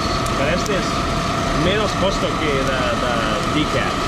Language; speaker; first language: Spanish; non-native, learner; English